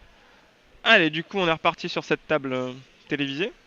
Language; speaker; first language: French; native; French